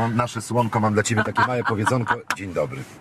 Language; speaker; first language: Polish; native; Polish